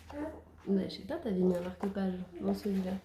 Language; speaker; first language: French; native; French